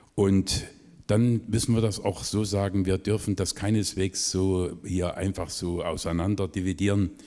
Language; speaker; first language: German; native; German